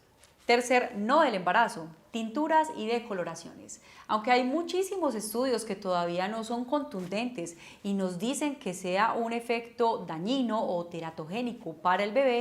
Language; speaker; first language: Spanish; native; Spanish